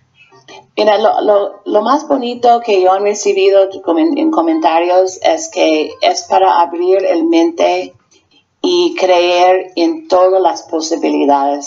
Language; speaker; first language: Spanish; non-native, fluent; English